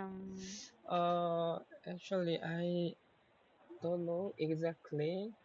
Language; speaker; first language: English; non-native, learner; Korean